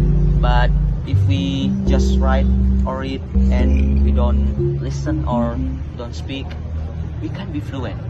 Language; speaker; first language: English; non-native, learner; Indonesian